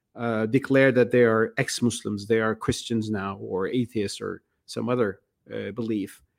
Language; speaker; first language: English; non-native, fluent; Turkish